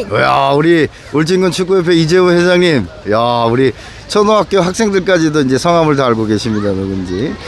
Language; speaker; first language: Korean; native; Korean